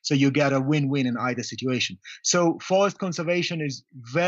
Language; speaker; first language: English; non-native, local second language; Luyia